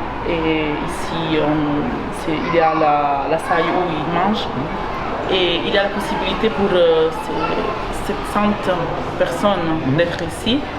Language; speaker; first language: French; non-native, fluent; Italian